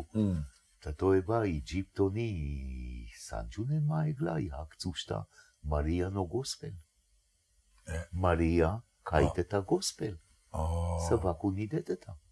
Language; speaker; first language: Japanese; non-native, fluent; Hebrew